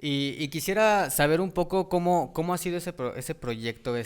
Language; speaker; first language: Spanish; native; Spanish